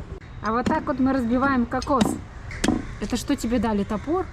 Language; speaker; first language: Russian; native; Russian